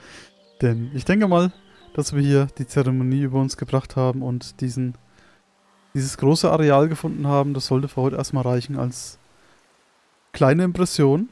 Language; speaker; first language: German; native; German